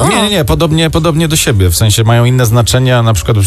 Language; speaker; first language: Polish; native; Polish